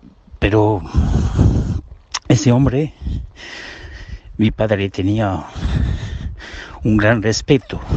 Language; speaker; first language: Spanish; early bilingual, heritage; Spanish